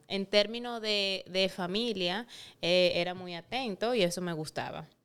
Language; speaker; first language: Spanish; native; Spanish